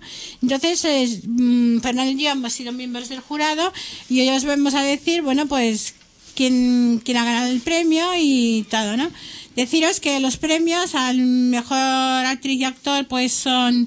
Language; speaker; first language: Spanish; native; Spanish